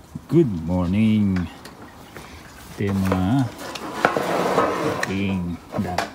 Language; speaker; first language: English; non-native, local second language; Filipino